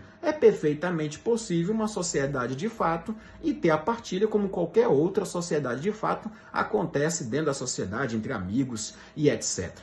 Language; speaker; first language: Portuguese; native; Portuguese